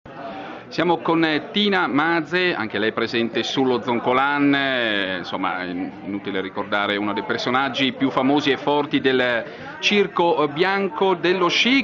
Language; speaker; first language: Italian; native; Italian